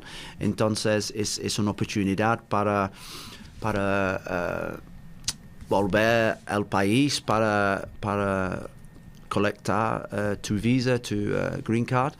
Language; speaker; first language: Spanish; non-native, learner; English